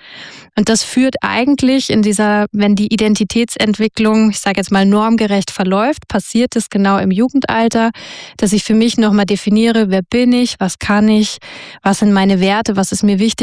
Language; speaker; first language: German; native; German